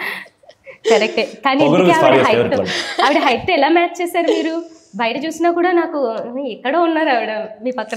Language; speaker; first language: Telugu; native; Telugu